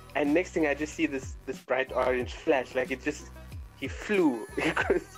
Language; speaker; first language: English; native; English